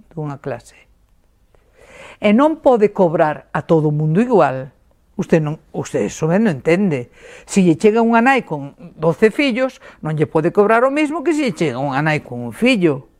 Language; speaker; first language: Galician; native; Galician